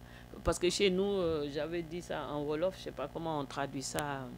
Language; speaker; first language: French; non-native, local second language; Wolof